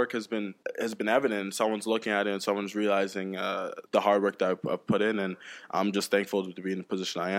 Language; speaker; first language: English; native; English